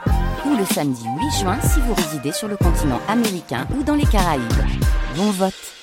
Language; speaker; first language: French; native; French